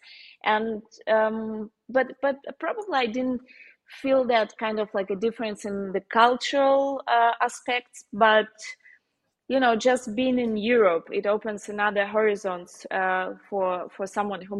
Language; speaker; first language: English; non-native, fluent; Russian